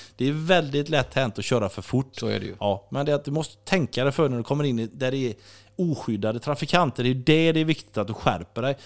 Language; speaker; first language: Swedish; native; Swedish